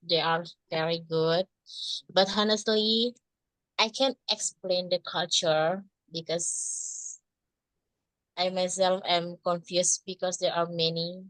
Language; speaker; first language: English; non-native, learner; Indonesian